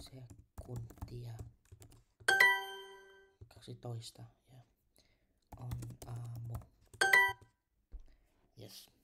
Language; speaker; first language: Finnish; non-native, learner; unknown